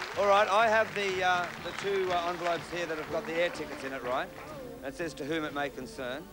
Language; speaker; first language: English; native; English